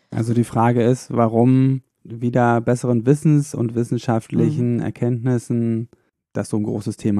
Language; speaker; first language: German; native; German